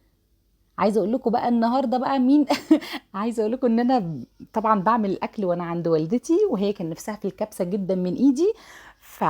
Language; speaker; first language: Arabic; native; Arabic